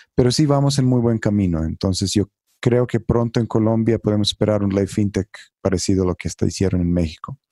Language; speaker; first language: Spanish; non-native, fluent; Croatian